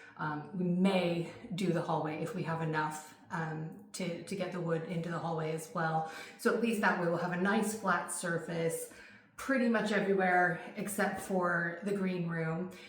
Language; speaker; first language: English; native; English